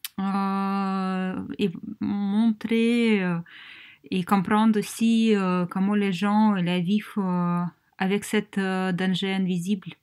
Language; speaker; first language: French; non-native, fluent; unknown